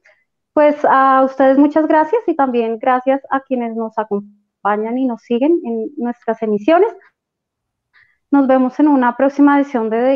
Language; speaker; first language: Spanish; native; Spanish